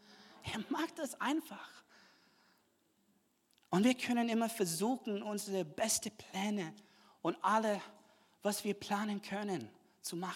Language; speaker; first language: German; non-native, fluent; English